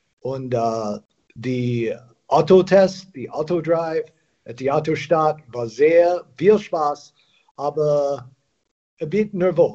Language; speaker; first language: German; non-native, learner; English